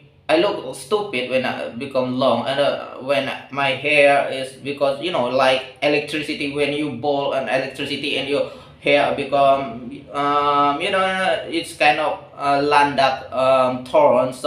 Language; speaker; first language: English; non-native, learner; Indonesian